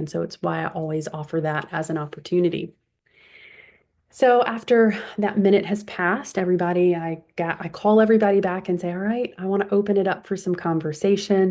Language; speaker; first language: English; native; English